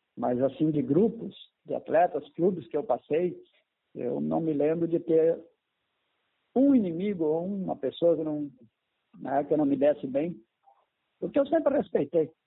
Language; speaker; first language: Portuguese; native; Portuguese